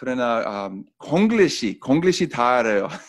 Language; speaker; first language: Korean; non-native, learner; English